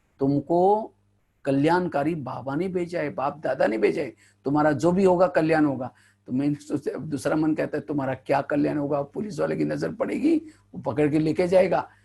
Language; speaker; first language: Hindi; non-native, local second language; Marathi